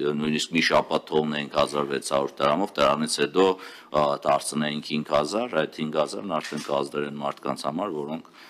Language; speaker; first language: Armenian; native; Armenian